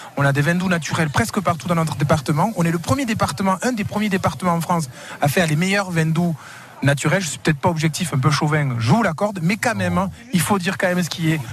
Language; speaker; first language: French; native; French